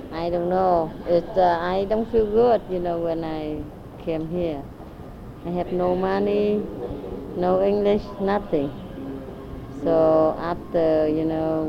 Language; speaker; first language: English; non-native, learner; Vietnamese